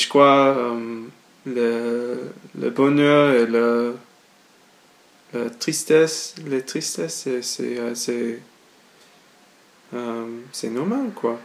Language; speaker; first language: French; non-native, learner; English